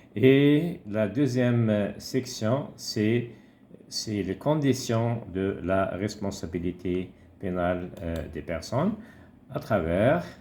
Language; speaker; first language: French; non-native, local second language; Arabic